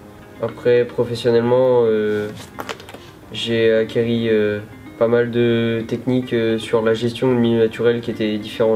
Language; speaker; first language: French; native; French